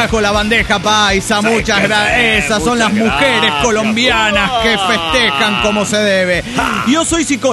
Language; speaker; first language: Spanish; native; Spanish